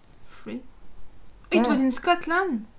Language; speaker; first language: English; non-native, learner; French